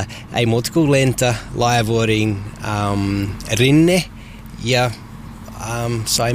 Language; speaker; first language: Finnish; non-native, learner; English